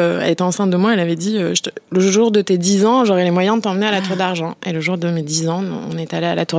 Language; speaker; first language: French; native; French